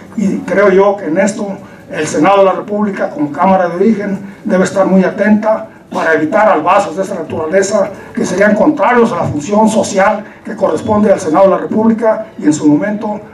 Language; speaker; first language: Spanish; native; Spanish